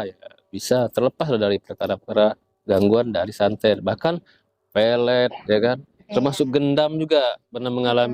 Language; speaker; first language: Indonesian; native; Indonesian